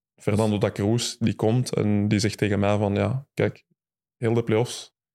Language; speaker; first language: Dutch; early bilingual, other home language; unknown